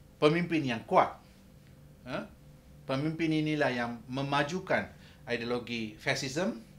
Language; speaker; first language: Malay; non-native, local second language; Tamil